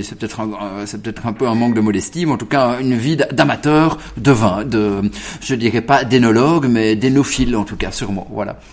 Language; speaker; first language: French; early bilingual, other home language; Italian